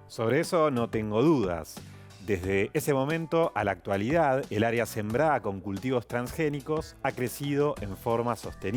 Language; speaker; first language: Spanish; native; Spanish